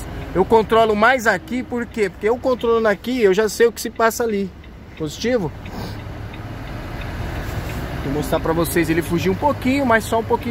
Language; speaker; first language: Portuguese; native; Portuguese